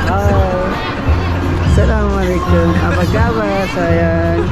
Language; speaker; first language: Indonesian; non-native, learner; Urdu